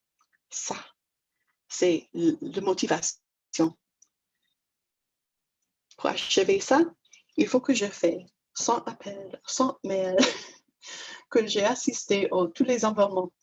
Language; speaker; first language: French; non-native, fluent; English